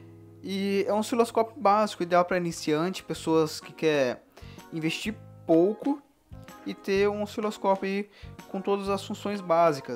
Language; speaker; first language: Portuguese; native; Portuguese